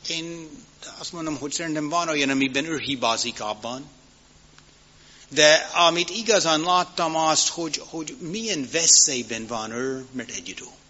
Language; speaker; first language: Hungarian; non-native, learner; English